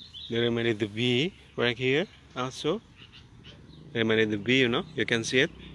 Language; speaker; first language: English; non-native, learner; Indonesian